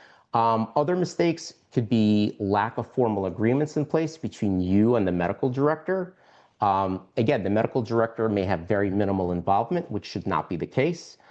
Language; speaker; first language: English; native; English